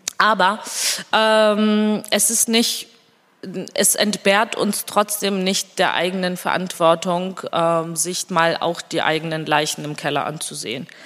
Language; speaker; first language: German; non-native, fluent; Georgian